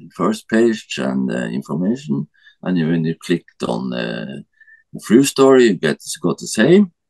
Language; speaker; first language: English; non-native, learner; Norwegian